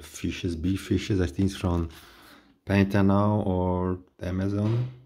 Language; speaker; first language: English; non-native, fluent; Portuguese